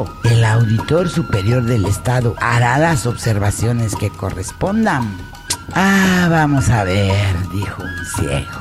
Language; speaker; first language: Spanish; native; Spanish